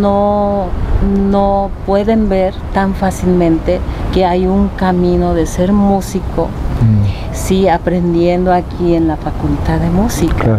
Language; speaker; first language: Spanish; non-native, fluent; Japanese